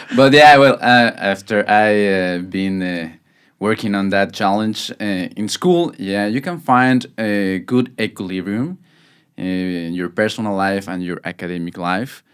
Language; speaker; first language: English; non-native, fluent; Spanish